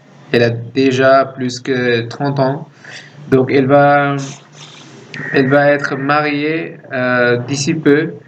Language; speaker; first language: French; non-native, fluent; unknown